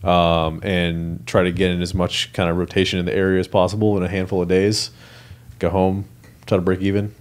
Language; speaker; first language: English; native; English